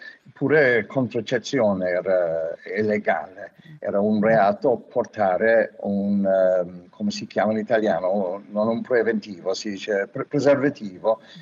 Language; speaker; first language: Italian; non-native, fluent; English